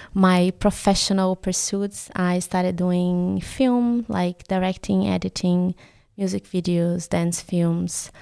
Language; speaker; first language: English; non-native, fluent; Portuguese